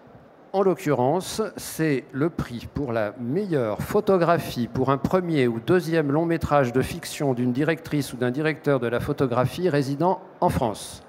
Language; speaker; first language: French; native; French